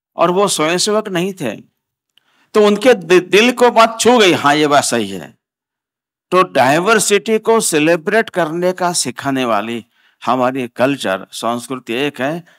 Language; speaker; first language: Hindi; non-native, local second language; Marathi